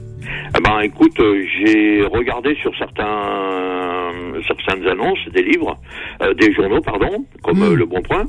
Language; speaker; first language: French; native; French